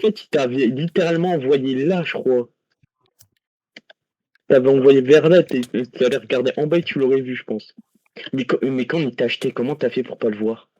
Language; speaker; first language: French; native; French